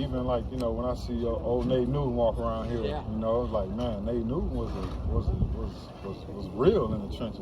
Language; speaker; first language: English; native; English